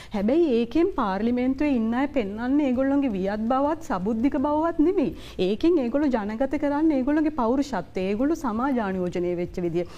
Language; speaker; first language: Sinhala; native; Sinhala